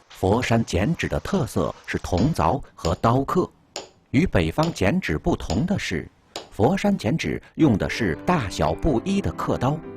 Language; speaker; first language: Chinese; native; Chinese